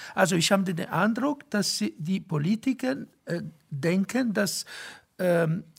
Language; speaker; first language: German; non-native, fluent; Italian